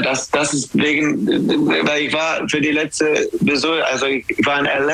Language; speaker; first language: German; non-native, learner; English